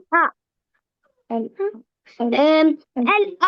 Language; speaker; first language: French; non-native, learner; Arabic